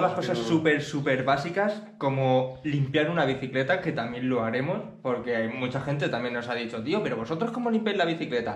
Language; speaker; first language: Spanish; native; Spanish